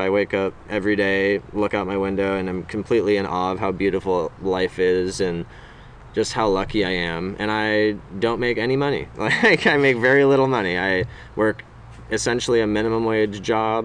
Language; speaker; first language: English; native; English